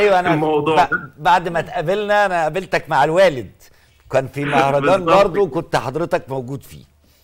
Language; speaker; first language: Arabic; native; Arabic